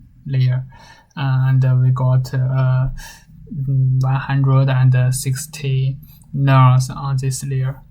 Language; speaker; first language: English; non-native, learner; Chinese